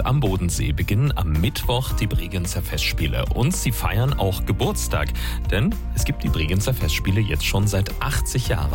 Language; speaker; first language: German; native; German